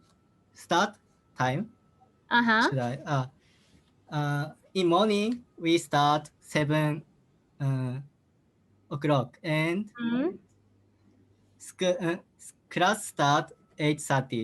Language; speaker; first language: English; non-native, learner; Japanese